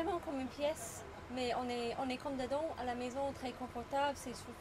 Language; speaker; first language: French; non-native, learner; English